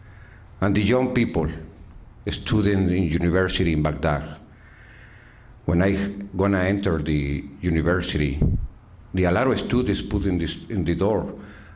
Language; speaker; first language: English; non-native, learner; Spanish